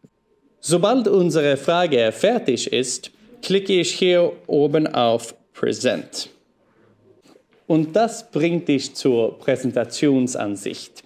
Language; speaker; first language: German; non-native, fluent; Swedish